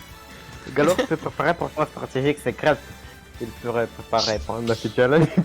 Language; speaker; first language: French; non-native, learner; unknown